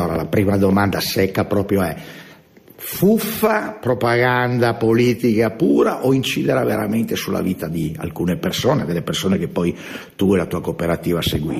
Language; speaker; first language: Italian; native; Italian